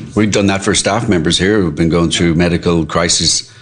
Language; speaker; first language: English; native; English